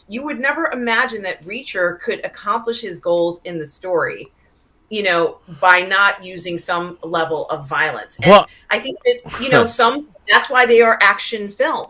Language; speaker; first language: English; native; English